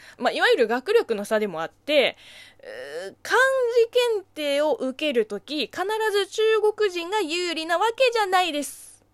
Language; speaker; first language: Japanese; non-native, fluent; Chinese